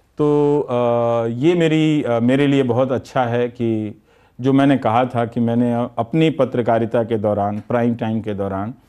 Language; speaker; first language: Hindi; native; Hindi